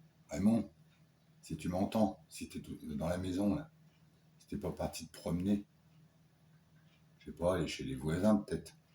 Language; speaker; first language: French; native; French